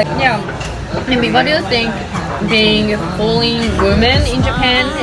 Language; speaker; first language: English; non-native, learner; Japanese